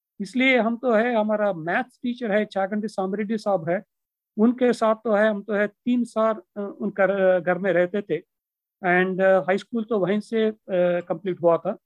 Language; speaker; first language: Hindi; non-native, local second language; Telugu